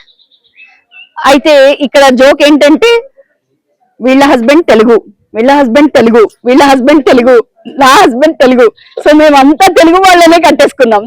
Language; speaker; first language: Telugu; non-native, local second language; Bangla